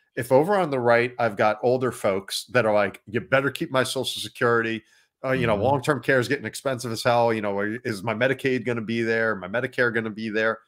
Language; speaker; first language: English; native; English